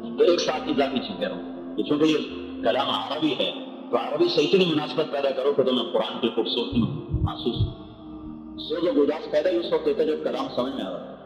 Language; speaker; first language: Urdu; non-native, local second language; Saraiki